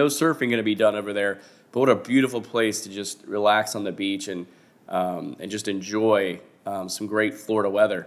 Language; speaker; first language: English; native; English